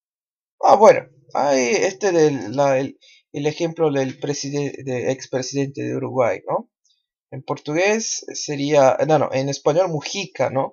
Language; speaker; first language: Spanish; non-native, fluent; Portuguese